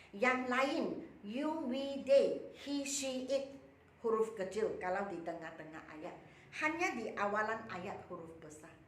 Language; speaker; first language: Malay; non-native, local second language; Chinese